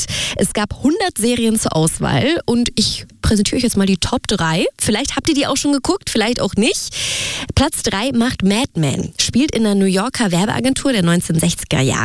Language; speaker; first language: German; native; German